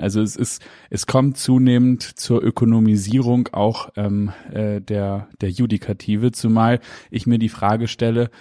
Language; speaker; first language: German; native; German